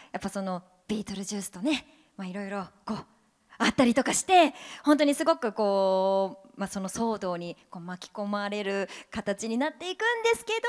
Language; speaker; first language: Japanese; native; Japanese